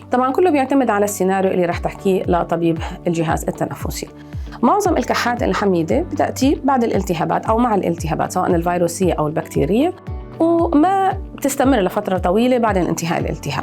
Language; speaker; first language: Arabic; native; Arabic